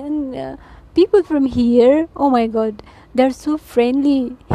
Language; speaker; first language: English; non-native, learner; Nepali